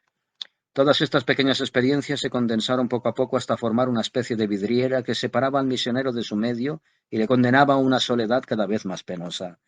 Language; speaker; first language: Spanish; native; Spanish